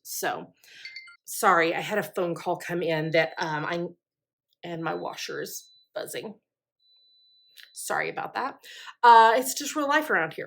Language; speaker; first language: English; native; English